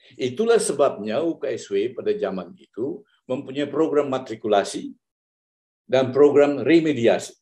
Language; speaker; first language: Malay; native; Malay